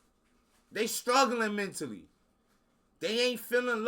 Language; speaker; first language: English; native; English